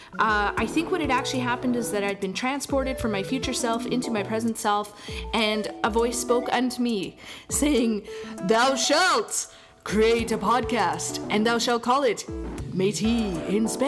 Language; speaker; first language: English; native; English